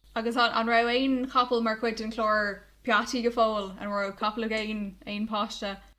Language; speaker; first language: Irish; non-native, local second language; English